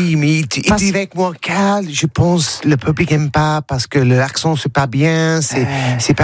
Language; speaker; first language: French; non-native, learner; English